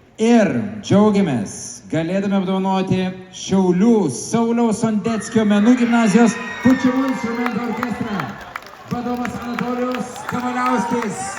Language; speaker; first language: Lithuanian; native; Lithuanian